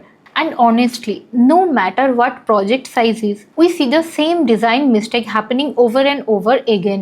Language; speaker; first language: English; non-native, local second language; Hindi